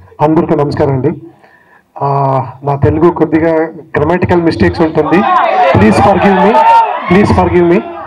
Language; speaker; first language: Telugu; non-native, learner; Kannada